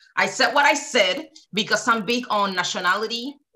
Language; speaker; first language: English; early bilingual, other home language; Spanish